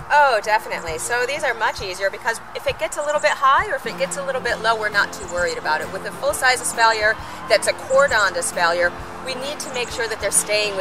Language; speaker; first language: English; native; English